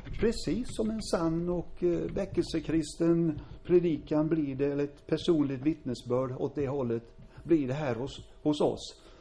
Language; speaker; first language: Swedish; native; Swedish